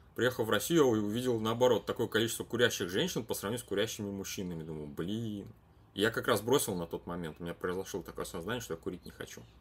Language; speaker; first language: Russian; native; Russian